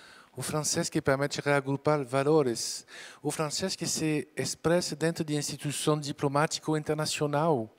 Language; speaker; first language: Portuguese; non-native, fluent; French